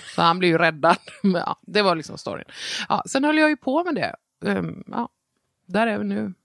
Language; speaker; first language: Swedish; native; Swedish